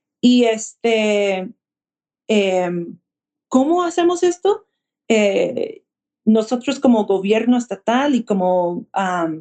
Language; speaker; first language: Spanish; early bilingual, heritage; Spanish